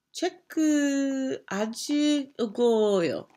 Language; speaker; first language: Korean; non-native, learner; English